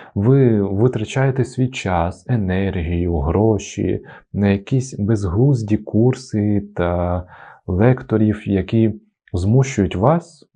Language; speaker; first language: Ukrainian; non-native, fluent; Italian